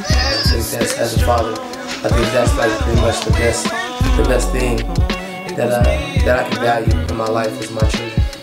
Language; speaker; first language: English; native; English